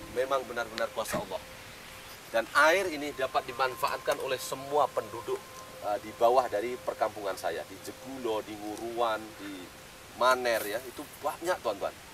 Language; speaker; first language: Indonesian; non-native, local second language; Javanese